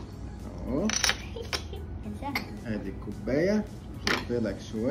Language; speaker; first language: Arabic; native; Arabic